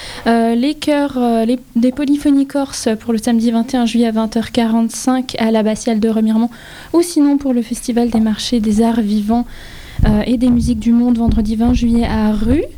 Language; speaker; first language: French; native; French